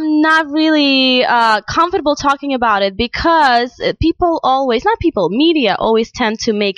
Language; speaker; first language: English; non-native, fluent; Russian